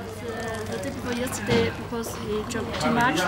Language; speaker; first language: English; non-native, learner; Chinese